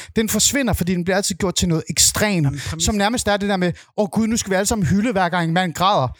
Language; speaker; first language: Danish; native; Danish